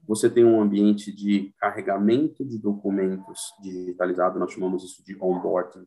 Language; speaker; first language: Portuguese; native; Portuguese